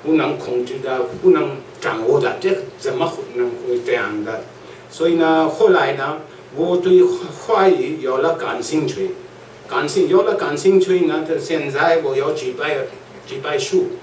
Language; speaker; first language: Chinese; non-native, learner; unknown